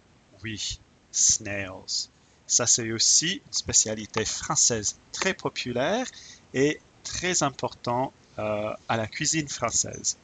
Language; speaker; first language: French; non-native, fluent; English